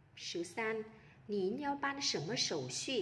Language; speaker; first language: Chinese; non-native, fluent; Vietnamese